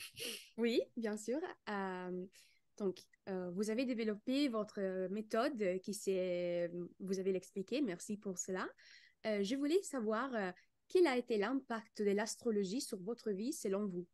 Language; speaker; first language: French; non-native, fluent; Italian